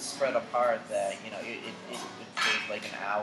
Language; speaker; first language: English; native; English